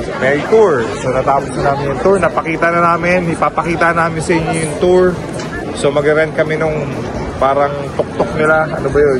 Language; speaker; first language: Filipino; native; Filipino